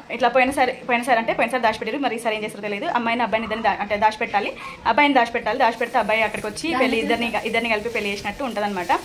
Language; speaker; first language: Telugu; non-native, local second language; Lambadi